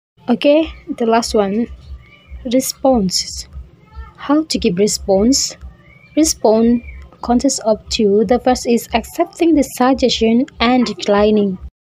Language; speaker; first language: English; non-native, learner; Indonesian